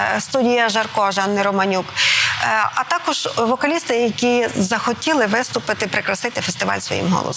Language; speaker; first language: Ukrainian; native; Ukrainian